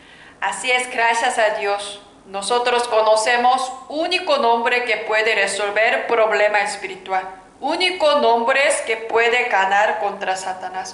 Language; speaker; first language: Spanish; non-native, learner; Korean